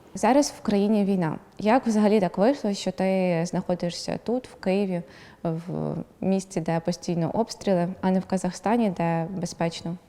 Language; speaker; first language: Ukrainian; native; Ukrainian